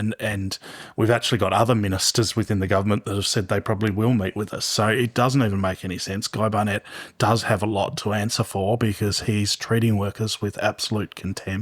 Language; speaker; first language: English; native; English